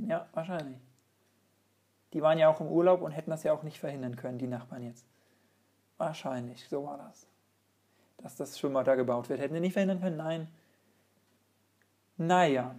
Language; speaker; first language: German; native; German